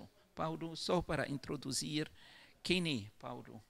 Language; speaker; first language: Portuguese; non-native, local second language; Arabic